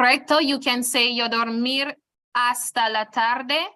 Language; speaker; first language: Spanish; non-native, fluent; English